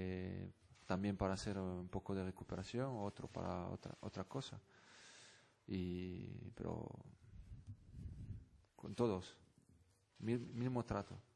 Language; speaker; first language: Spanish; non-native, fluent; French